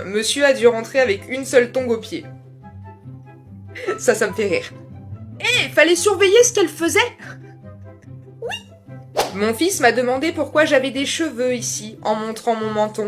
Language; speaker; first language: French; native; French